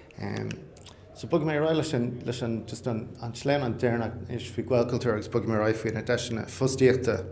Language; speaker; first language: Irish; non-native, local second language; English